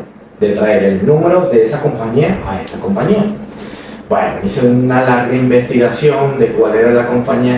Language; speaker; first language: Spanish; native; Spanish